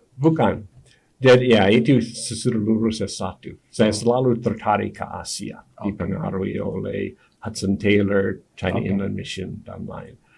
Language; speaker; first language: Indonesian; non-native, fluent; English